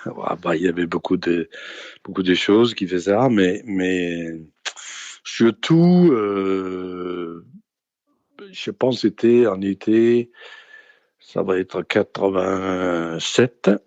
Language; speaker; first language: French; non-native, fluent; Danish